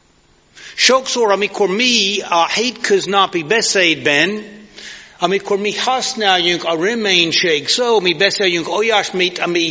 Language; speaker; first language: Hungarian; non-native, fluent; English